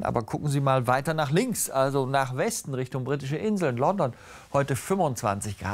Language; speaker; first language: German; native; German